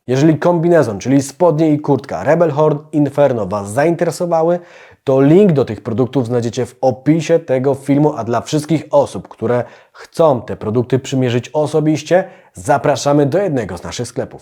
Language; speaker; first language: Polish; native; Polish